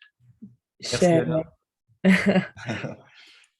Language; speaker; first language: French; native; French